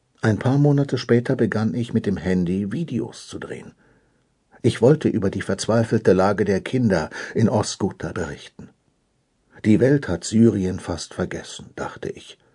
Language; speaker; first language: German; native; German